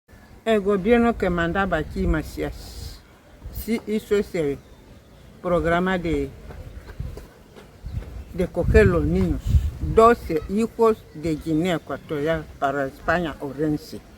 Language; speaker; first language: Spanish; non-native, learner; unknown